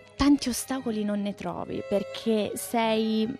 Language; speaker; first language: Italian; native; Italian